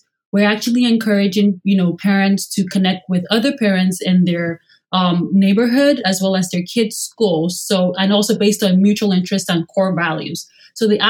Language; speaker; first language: English; non-native, local second language; Yoruba